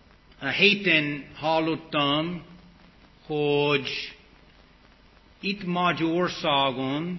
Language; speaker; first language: Hungarian; early bilingual, heritage; English